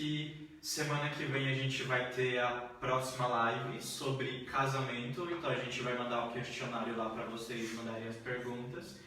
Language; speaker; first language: Portuguese; native; Portuguese